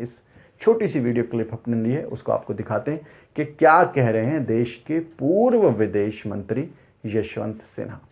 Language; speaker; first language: Hindi; native; Hindi